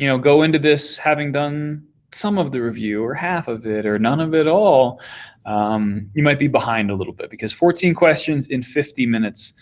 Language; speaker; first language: English; native; English